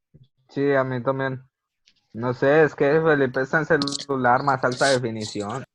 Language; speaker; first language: Spanish; native; Spanish